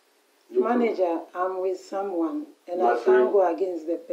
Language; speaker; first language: English; non-native, local second language; Akan